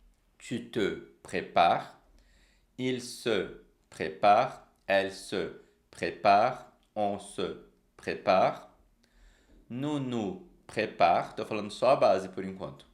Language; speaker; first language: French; non-native, fluent; Portuguese